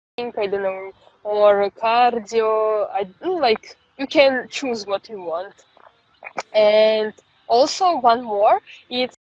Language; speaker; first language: English; non-native, fluent; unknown